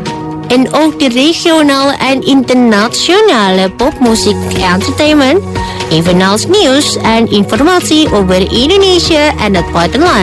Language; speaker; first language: Dutch; non-native, fluent; Indonesian